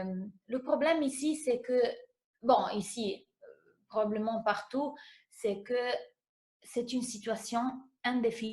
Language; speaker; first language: French; non-native, fluent; Italian